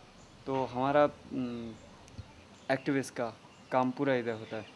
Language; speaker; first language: Hindi; non-native, local second language; Tibetan